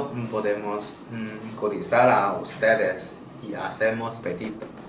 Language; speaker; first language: Spanish; non-native, learner; Chinese